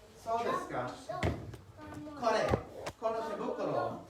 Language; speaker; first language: Japanese; non-native, fluent; English